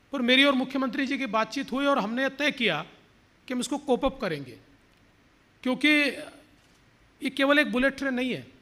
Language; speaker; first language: Hindi; non-native, local second language; Marathi